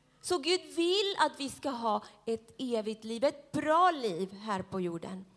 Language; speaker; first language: Swedish; non-native, fluent; Spanish